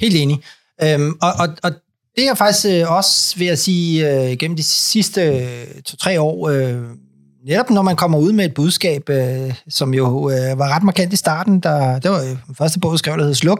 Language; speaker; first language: Danish; native; Danish